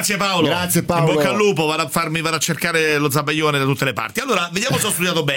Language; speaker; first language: Italian; native; Italian